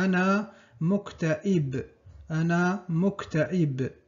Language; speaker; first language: Arabic; non-native, fluent; Spanish